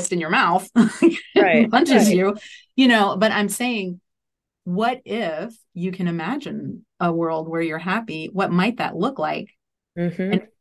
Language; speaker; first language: English; native; English